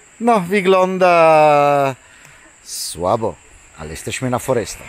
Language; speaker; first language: Polish; non-native, learner; Italian